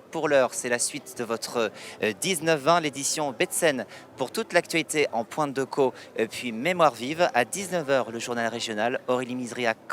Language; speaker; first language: French; native; French